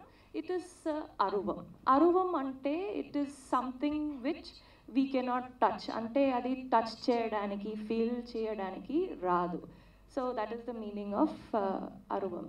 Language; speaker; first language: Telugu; non-native, learner; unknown